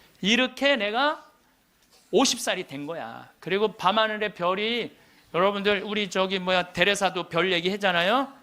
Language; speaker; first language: Korean; native; Korean